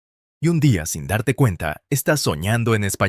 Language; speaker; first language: Spanish; non-native, fluent; English